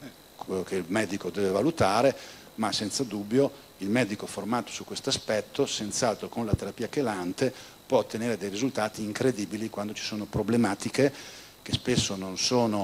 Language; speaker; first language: Italian; native; Italian